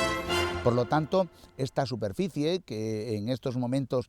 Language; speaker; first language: Spanish; native; Spanish